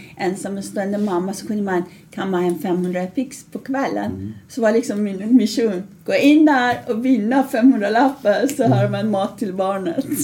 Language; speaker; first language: Swedish; non-native, fluent; Persian